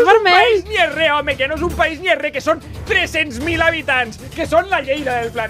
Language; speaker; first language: Catalan; native; Catalan